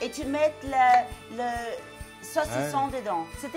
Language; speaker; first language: French; non-native, learner; English